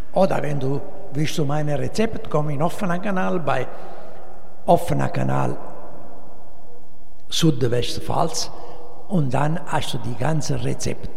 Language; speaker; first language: German; non-native, learner; Italian